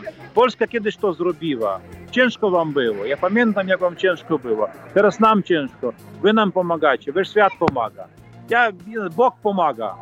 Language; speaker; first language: Polish; non-native, fluent; Ukrainian